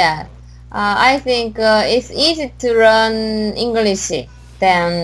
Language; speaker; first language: English; non-native, learner; Korean